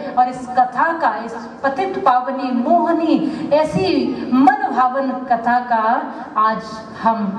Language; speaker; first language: Hindi; native; Hindi